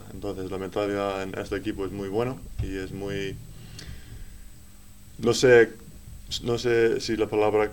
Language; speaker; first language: Spanish; non-native, learner; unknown